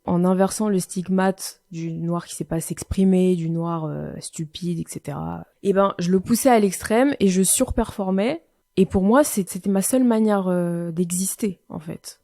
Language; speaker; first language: French; native; French